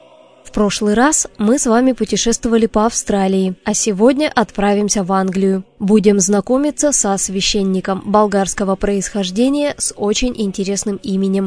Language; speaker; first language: Russian; native; Russian